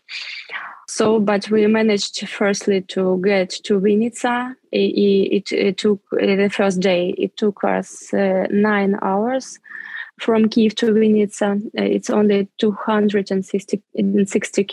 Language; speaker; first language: English; non-native, fluent; Ukrainian